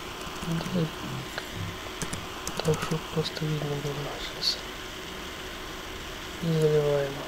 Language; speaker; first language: Russian; native; Russian